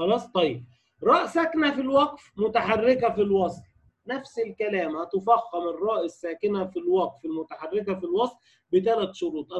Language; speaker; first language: Arabic; native; Arabic